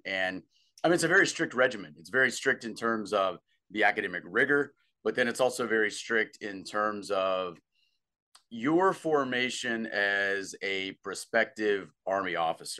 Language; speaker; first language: English; native; English